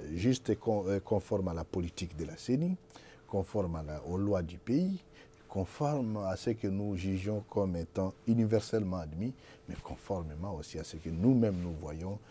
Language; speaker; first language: French; non-native, local second language; Lingala